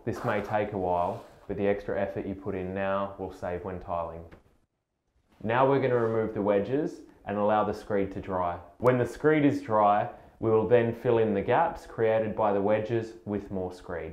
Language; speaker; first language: English; native; English